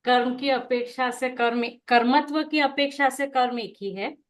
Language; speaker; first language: Hindi; non-native, local second language; Gujarati